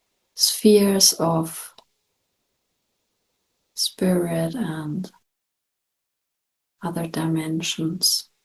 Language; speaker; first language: English; non-native, fluent; German